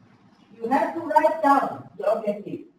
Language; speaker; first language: English; non-native, fluent; Indonesian